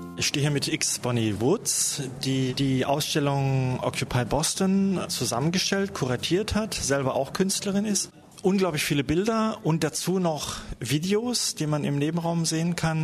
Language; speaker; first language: German; native; German